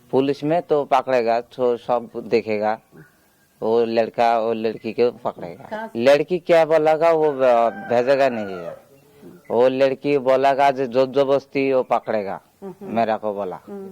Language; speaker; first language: Hindi; non-native, local second language; Bangla